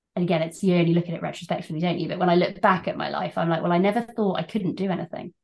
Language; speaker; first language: English; native; English